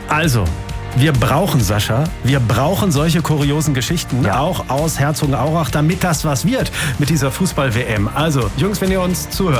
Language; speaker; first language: German; native; German